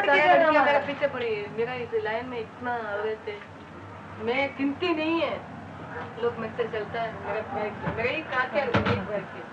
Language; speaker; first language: Hindi; non-native, local second language; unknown